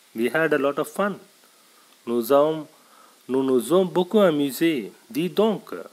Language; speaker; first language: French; non-native, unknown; Tamil